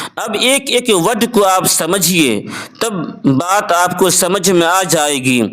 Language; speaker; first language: Urdu; native; Urdu